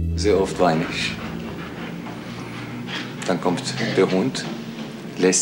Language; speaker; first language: German; non-native, fluent; Persian